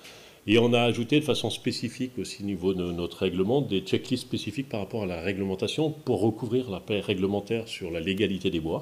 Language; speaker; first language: French; native; French